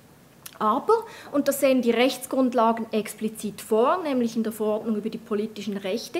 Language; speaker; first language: German; native; German